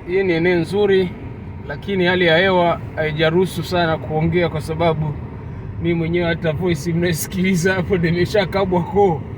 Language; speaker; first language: Swahili; native; Swahili